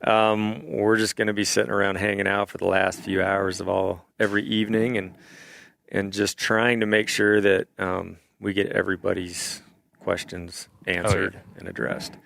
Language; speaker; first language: English; native; English